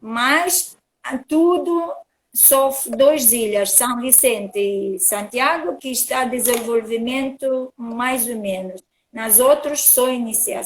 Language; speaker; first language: Portuguese; non-native, learner; Russian